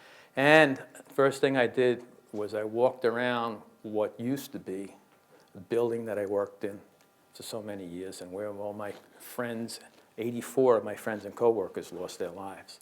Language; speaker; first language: English; native; English